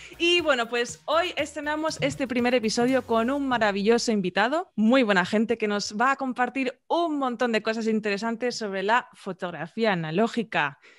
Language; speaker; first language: Spanish; native; Spanish